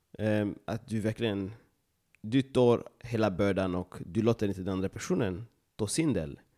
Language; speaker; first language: Swedish; non-native, fluent; Lingala